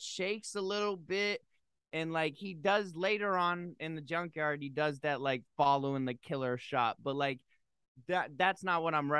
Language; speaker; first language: English; native; English